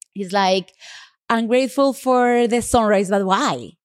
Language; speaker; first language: English; non-native, fluent; Spanish